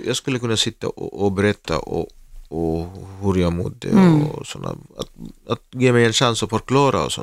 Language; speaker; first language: Swedish; non-native, learner; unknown